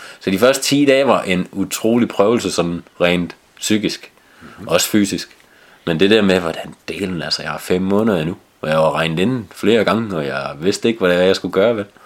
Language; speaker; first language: Danish; native; Danish